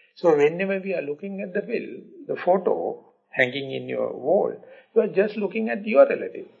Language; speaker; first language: English; non-native, local second language; Sinhala